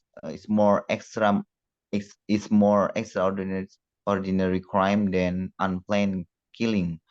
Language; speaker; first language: English; non-native, learner; Indonesian